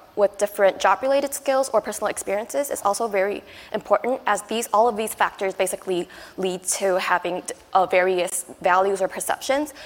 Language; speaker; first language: English; non-native, fluent; Chinese